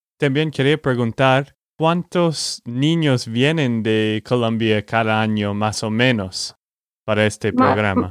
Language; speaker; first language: Spanish; non-native, fluent; English